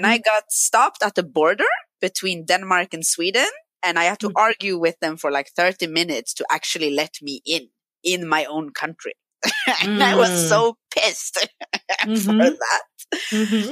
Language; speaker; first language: English; non-native, fluent; Swedish